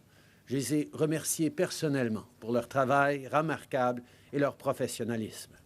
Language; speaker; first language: French; native; French